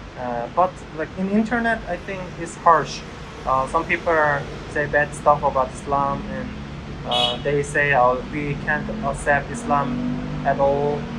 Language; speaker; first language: English; non-native, learner; Korean